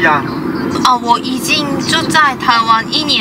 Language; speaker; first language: Chinese; non-native, fluent; Korean